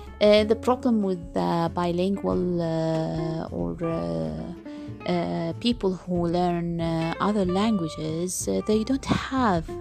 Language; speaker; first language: English; non-native, learner; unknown